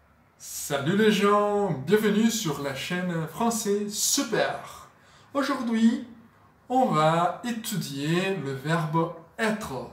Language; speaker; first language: French; non-native, fluent; Portuguese